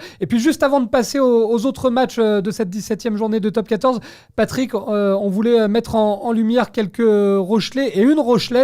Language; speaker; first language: French; native; French